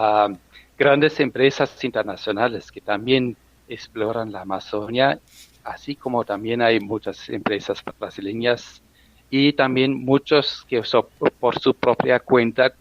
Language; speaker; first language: Spanish; non-native, fluent; German